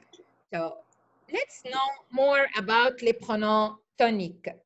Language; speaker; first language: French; non-native, fluent; Arabic